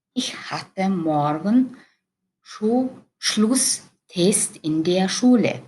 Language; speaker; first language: German; non-native, learner; Mongolian